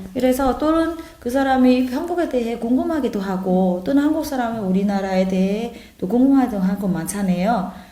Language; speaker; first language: Korean; non-native, fluent; Vietnamese